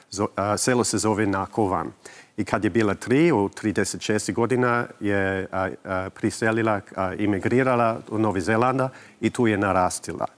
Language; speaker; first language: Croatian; early bilingual, heritage; English